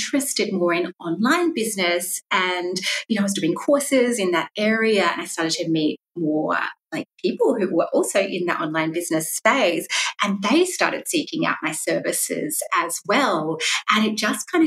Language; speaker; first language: English; native; English